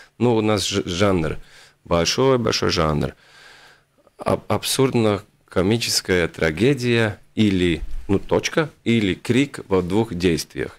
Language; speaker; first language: Russian; non-native, local second language; Latvian